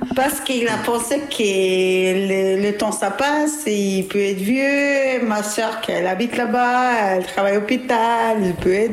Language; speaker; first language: French; non-native, learner; Albanian